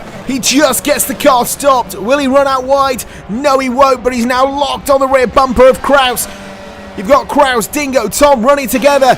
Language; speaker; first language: English; native; English